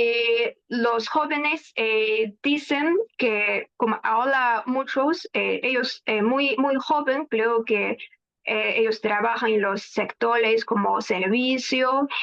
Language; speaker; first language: Spanish; non-native, fluent; Chinese